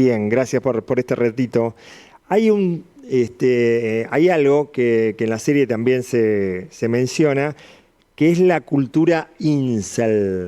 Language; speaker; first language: Spanish; native; Spanish